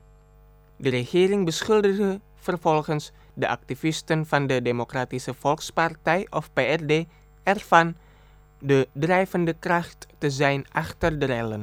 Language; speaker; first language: Dutch; non-native, fluent; Indonesian